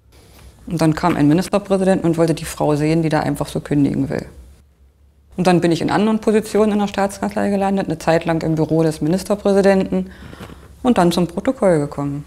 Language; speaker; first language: German; native; German